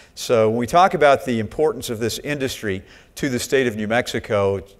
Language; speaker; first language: English; native; English